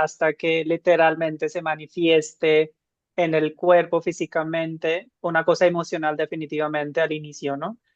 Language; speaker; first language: Spanish; non-native, fluent; Hindi